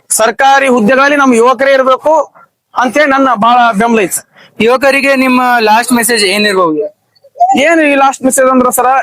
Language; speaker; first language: Kannada; native; Kannada